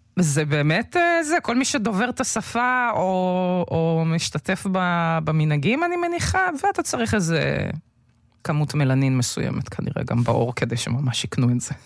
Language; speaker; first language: Hebrew; early bilingual, other home language; Russian